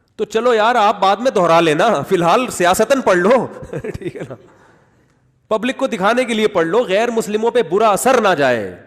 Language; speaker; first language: Urdu; native; Urdu